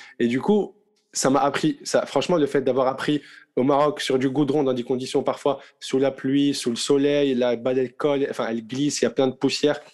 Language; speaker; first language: French; non-native, local second language; Arabic